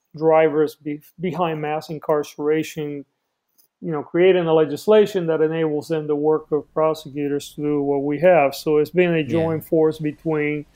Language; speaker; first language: English; early bilingual, other home language; Spanish